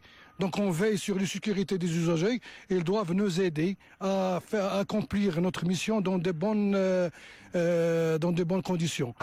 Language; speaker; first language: French; non-native, local second language; Arabic